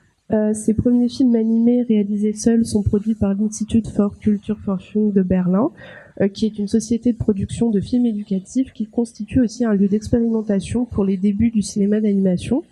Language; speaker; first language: French; native; French